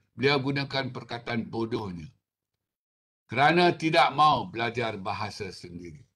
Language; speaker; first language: Malay; non-native, local second language; Chinese